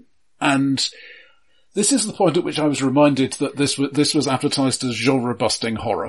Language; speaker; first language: English; native; English